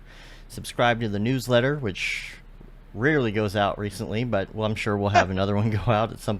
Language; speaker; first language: English; native; English